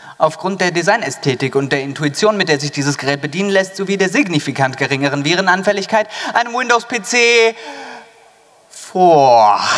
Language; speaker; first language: German; native; German